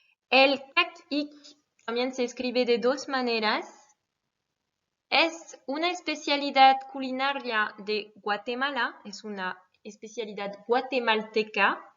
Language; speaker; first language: Spanish; non-native, fluent; French